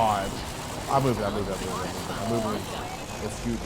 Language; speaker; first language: English; native; English